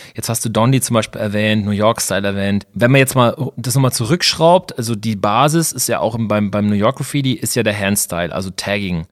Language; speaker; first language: German; native; German